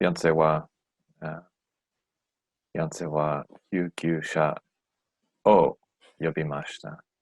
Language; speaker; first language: Japanese; non-native, learner; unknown